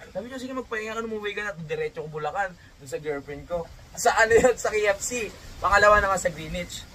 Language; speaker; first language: Filipino; non-native, local second language; Hiligaynon